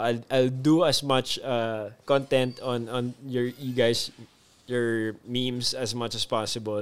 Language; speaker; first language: English; non-native, local second language; Filipino